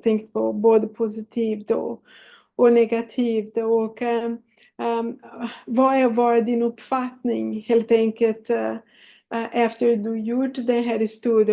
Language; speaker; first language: Swedish; non-native, fluent; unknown